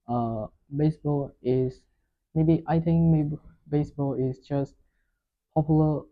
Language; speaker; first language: English; non-native, learner; Vietnamese